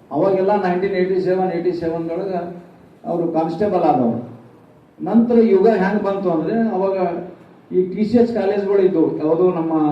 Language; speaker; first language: Kannada; non-native, local second language; Urdu